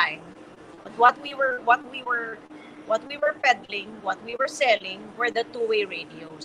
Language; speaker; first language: English; non-native, local second language; Filipino